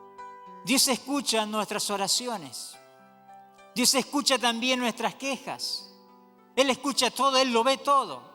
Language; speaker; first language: Spanish; native; Spanish